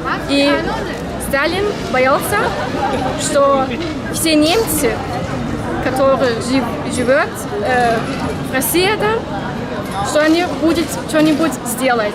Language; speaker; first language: Russian; early bilingual, heritage; German